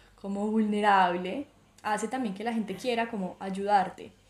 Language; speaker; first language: Spanish; native; Spanish